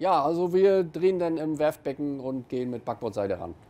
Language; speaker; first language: German; native; German